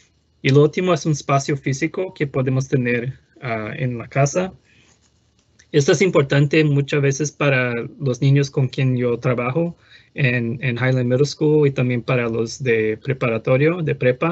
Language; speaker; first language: Spanish; non-native, fluent; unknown